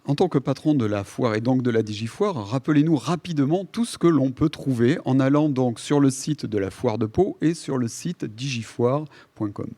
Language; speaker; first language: French; native; French